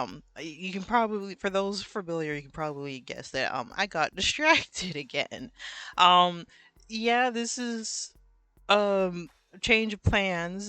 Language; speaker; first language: English; native; English